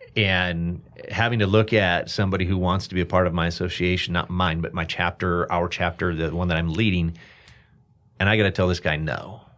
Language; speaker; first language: English; native; English